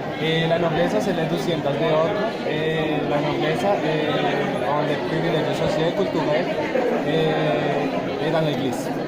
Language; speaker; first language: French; non-native, learner; Spanish